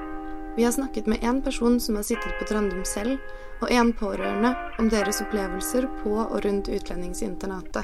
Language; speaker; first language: Norwegian; native; Norwegian